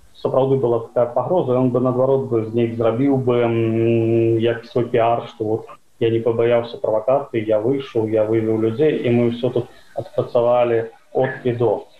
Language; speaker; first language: Russian; non-native, local second language; Belarusian